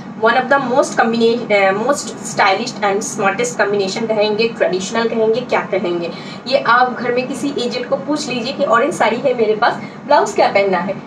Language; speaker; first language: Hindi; non-native, local second language; Bangla